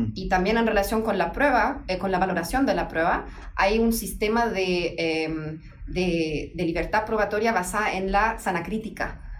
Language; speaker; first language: Spanish; non-native, fluent; German